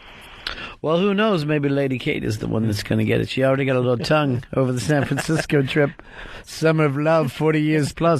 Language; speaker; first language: English; native; English